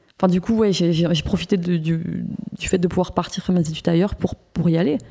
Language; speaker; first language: French; native; French